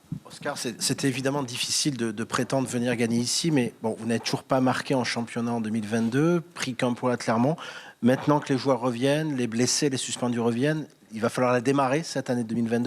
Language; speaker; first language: French; native; French